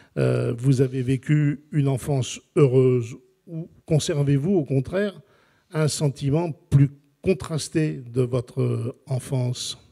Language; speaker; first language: French; native; French